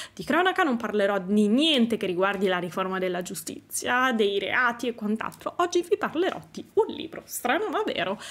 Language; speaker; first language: Italian; native; Italian